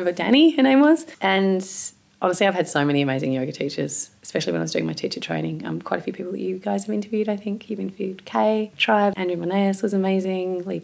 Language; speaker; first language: English; native; English